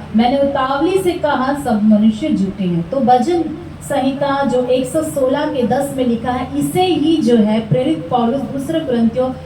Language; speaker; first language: Hindi; non-native, local second language; Telugu